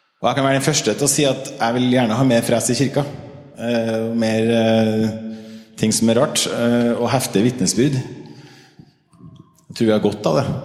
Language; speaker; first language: Norwegian; native; Norwegian